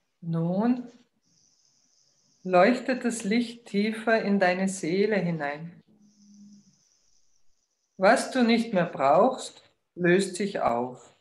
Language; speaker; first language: German; native; German